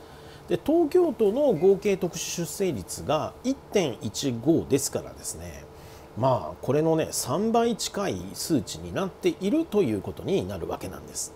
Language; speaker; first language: Japanese; native; Japanese